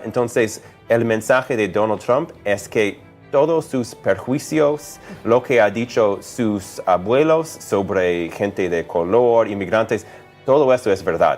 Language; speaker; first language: Spanish; non-native, fluent; English